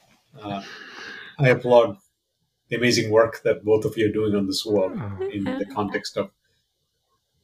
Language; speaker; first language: English; non-native, local second language; Malayalam